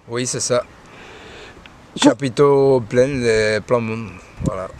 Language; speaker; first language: French; non-native, learner; Spanish